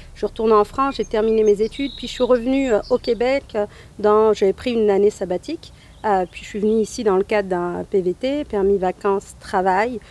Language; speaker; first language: French; native; French